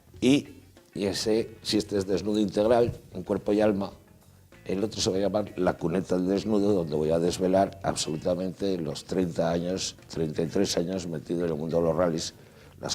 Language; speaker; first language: Spanish; native; Spanish